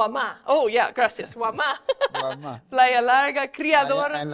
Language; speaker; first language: Spanish; non-native, fluent; English